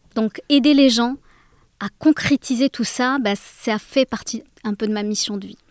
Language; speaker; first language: French; native; French